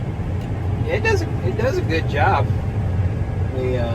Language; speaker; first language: English; native; English